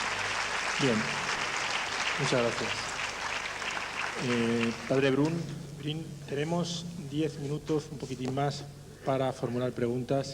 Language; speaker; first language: Spanish; native; Spanish